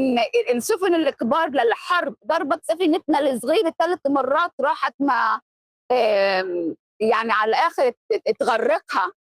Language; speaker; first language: Arabic; early bilingual, heritage; Arabic